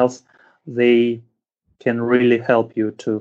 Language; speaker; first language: English; non-native, fluent; Russian